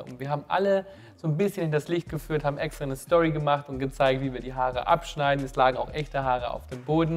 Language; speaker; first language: German; native; German